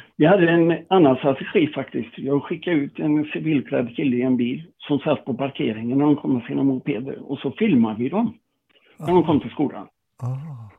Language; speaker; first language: Swedish; native; Swedish